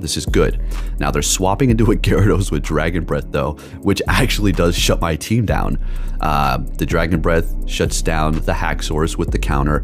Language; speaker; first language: English; native; English